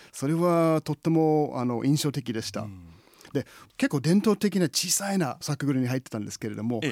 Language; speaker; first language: Japanese; non-native, fluent; English